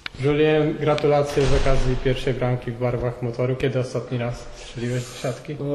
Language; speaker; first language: Polish; native; Polish